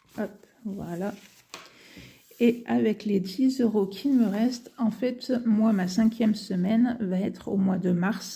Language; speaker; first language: French; native; French